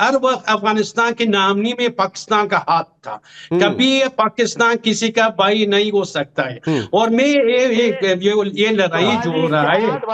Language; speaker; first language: Hindi; non-native, fluent; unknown